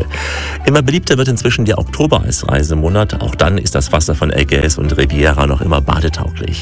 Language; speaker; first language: German; native; German